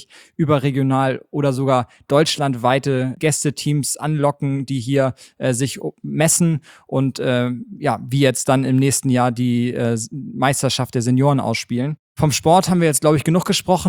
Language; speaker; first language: German; native; German